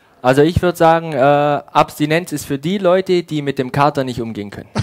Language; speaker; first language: German; native; German